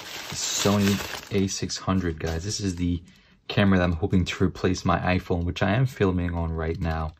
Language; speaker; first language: English; native; English